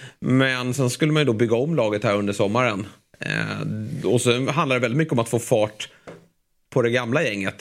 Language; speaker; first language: Swedish; native; Swedish